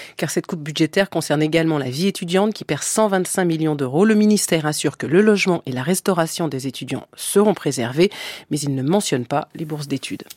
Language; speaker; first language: French; native; French